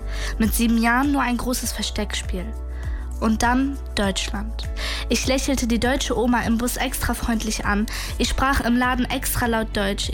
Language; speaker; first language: German; early bilingual, other home language; Kurdish